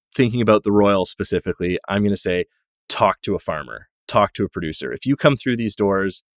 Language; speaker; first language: English; native; English